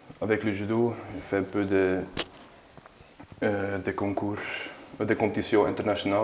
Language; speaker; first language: French; non-native, learner; Dutch